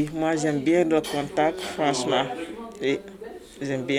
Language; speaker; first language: French; non-native, learner; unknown